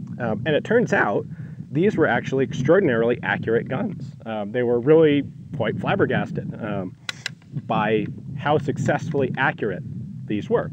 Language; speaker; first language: English; native; English